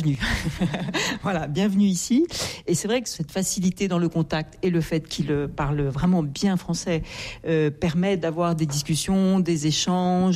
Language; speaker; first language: French; native; French